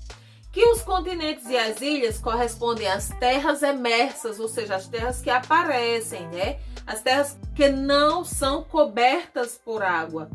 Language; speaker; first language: Portuguese; native; Portuguese